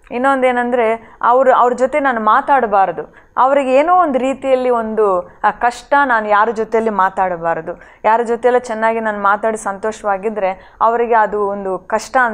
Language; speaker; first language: Kannada; native; Kannada